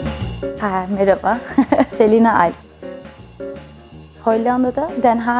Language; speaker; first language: Turkish; early bilingual, heritage; Turkish